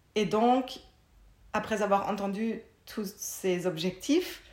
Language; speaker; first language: French; non-native, fluent; German